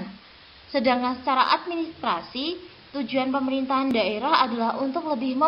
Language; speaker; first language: Indonesian; native; Indonesian